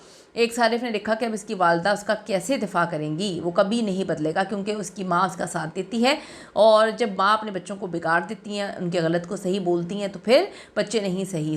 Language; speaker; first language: Urdu; native; Urdu